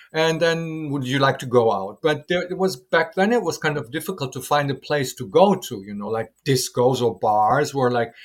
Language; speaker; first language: English; non-native, fluent; German